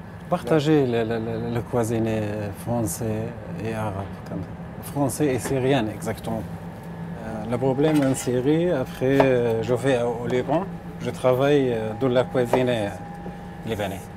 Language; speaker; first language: French; non-native, learner; Arabic